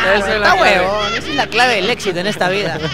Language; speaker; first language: Spanish; native; Spanish